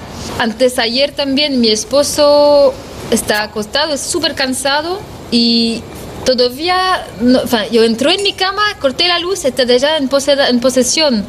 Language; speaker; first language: Spanish; non-native, learner; French